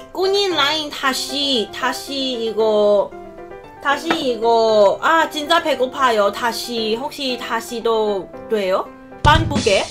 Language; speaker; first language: Korean; non-native, learner; Cantonese